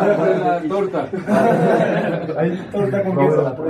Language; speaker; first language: Spanish; non-native, learner; French